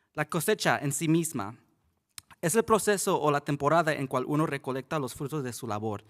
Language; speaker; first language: Spanish; early bilingual, heritage; Spanish